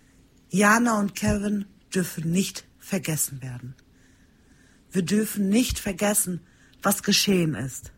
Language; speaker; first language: German; early bilingual, other home language; Turkish